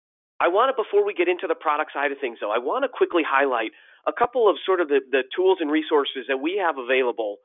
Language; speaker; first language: English; native; English